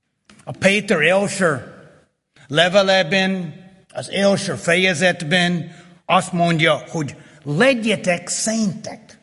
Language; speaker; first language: Hungarian; early bilingual, heritage; Hungarian